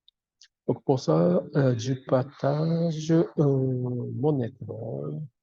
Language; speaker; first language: French; non-native, fluent; Japanese